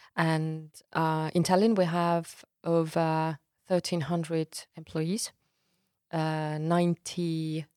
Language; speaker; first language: English; non-native, fluent; Estonian